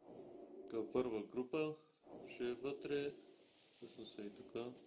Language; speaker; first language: Bulgarian; native; Bulgarian